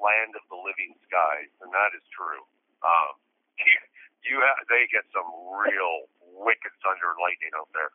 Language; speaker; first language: English; native; English